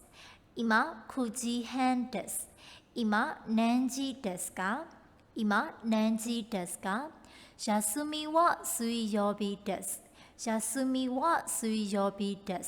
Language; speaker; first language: Japanese; non-native, fluent; Burmese